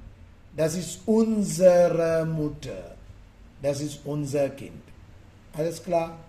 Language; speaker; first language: German; non-native, fluent; Sinhala